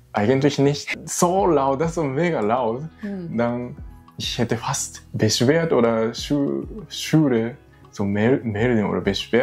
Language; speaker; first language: German; non-native, learner; Japanese